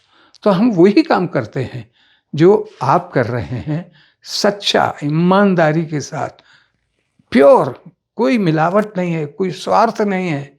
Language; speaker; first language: Hindi; native; Hindi